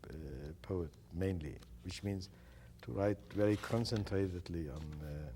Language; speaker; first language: English; non-native, fluent; German